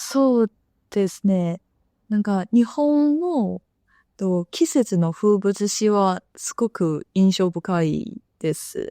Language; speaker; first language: Japanese; non-native, fluent; Chinese